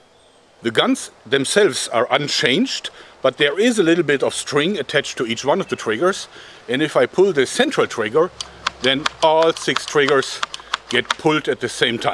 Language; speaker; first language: English; non-native, fluent; German